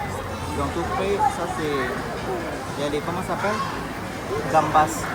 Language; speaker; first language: French; non-native, fluent; Thai